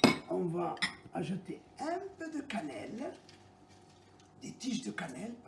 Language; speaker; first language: French; non-native, local second language; Arabic